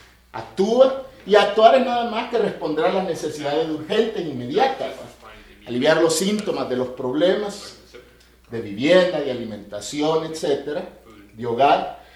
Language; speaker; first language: Spanish; native; Spanish